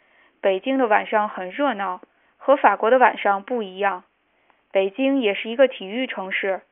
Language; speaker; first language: Chinese; non-native, learner; French